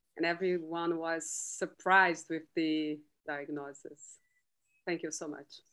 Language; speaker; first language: English; non-native, fluent; Portuguese